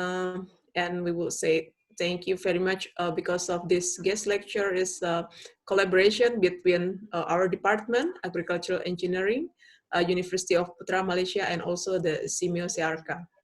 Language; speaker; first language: English; non-native, fluent; Indonesian